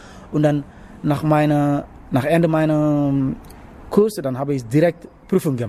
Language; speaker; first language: German; non-native, fluent; Wolof